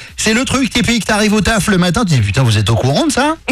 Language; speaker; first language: French; native; French